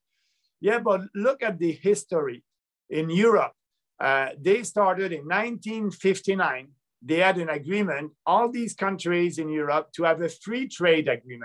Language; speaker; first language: English; non-native, local second language; French